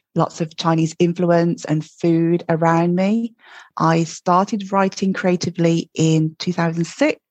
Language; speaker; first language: English; native; English